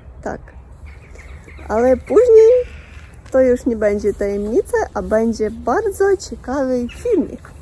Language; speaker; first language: Polish; non-native, learner; Russian